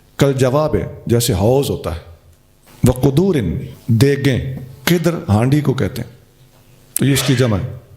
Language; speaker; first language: Urdu; non-native, local second language; Punjabi